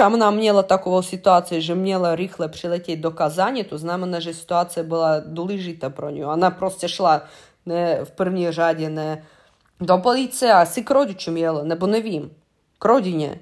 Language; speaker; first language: Czech; non-native, fluent; Russian